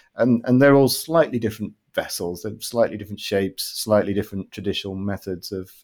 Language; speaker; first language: English; native; English